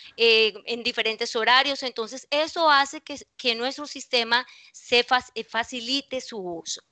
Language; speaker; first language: Spanish; native; Spanish